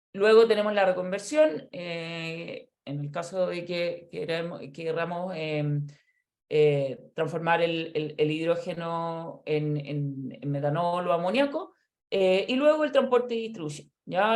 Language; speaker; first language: Spanish; native; Spanish